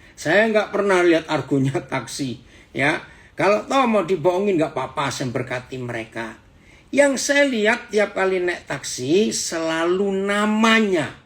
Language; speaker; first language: Indonesian; native; Indonesian